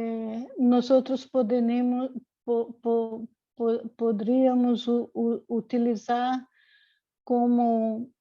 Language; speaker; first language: Spanish; non-native, learner; Portuguese